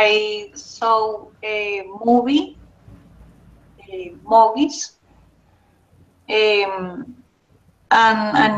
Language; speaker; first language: English; non-native, learner; Spanish